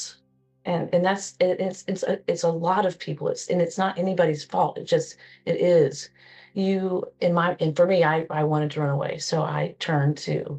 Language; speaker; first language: English; native; English